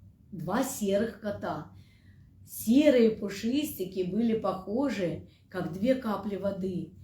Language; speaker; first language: Russian; native; Russian